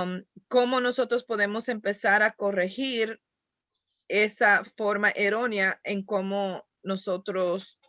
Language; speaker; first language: Spanish; early bilingual, heritage; Spanish